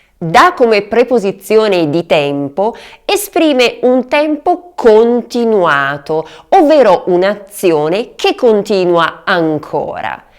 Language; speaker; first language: Italian; native; Italian